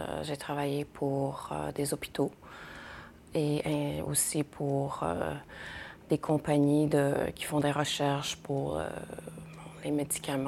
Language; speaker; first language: French; early bilingual, other home language; Spanish